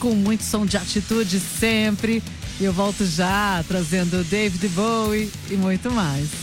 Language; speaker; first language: Portuguese; native; Portuguese